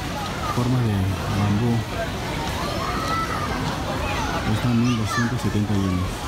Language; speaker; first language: Spanish; native; Spanish